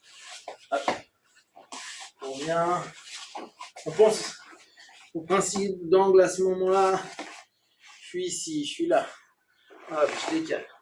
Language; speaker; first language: French; native; French